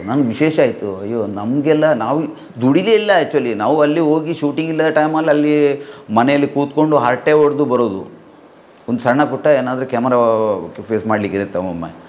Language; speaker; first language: Kannada; non-native, local second language; Malayalam